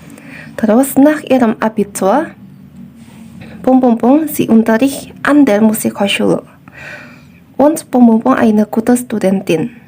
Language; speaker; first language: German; non-native, fluent; Indonesian